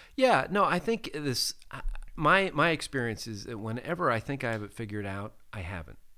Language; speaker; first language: English; native; English